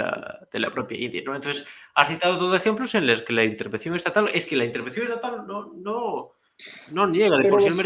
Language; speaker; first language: Spanish; native; Spanish